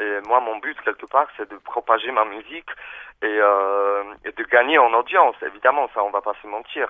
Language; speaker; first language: French; early bilingual, other home language; Polish